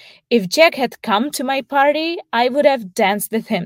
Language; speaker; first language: English; non-native, fluent; Czech